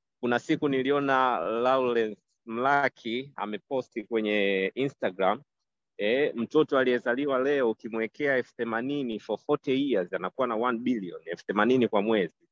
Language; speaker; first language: Swahili; native; Swahili